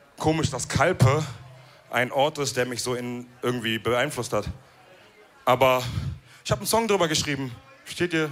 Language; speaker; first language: German; early bilingual, other home language; Wolof